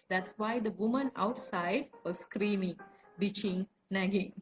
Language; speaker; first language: English; non-native, local second language; Sinhala